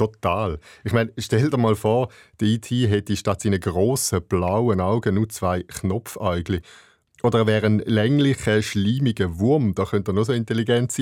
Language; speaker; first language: German; native; German